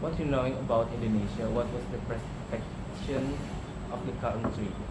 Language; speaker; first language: English; non-native, learner; Indonesian